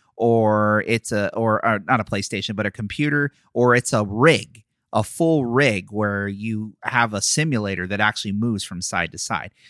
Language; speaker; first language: English; native; English